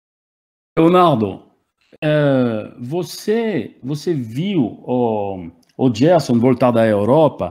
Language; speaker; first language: Portuguese; non-native, fluent; French